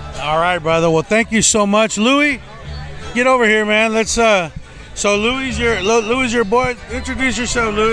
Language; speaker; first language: English; early bilingual, other home language; Spanish